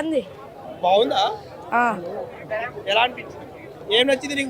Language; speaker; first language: Telugu; native; Telugu